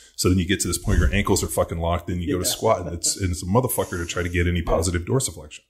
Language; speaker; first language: English; native; English